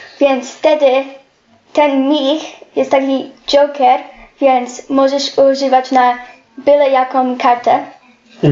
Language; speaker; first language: Polish; non-native, learner; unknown